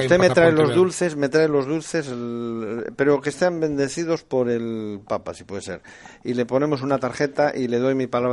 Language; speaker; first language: Spanish; native; Spanish